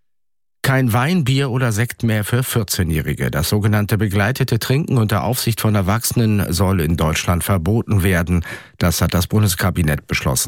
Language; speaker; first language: German; native; German